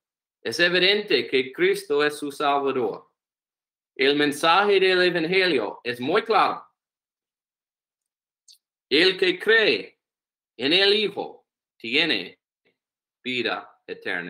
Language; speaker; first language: Spanish; non-native, learner; English